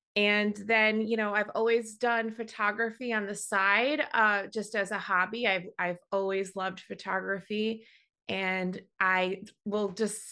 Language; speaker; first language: English; native; English